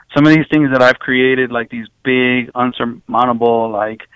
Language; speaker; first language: English; native; English